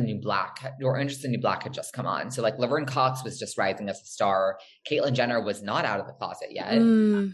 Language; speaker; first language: English; native; English